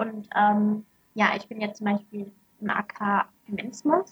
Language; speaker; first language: German; early bilingual, other home language; Arabic